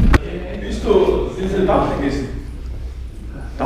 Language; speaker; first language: German; non-native, learner; Mongolian